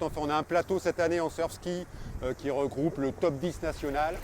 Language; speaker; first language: French; native; French